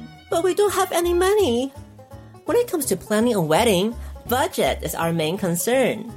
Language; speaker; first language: English; non-native, fluent; Chinese